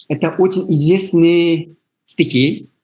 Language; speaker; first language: Russian; non-native, learner; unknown